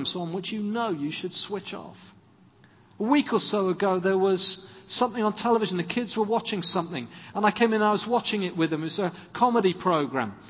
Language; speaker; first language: English; native; English